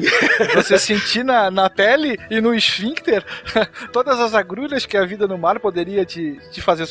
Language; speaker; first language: Portuguese; native; Portuguese